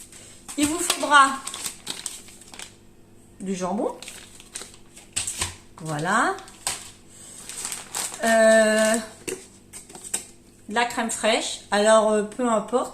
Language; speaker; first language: French; native; French